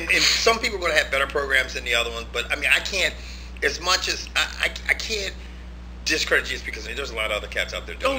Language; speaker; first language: English; native; English